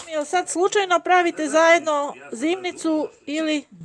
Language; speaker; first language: Bosnian; native; Bosnian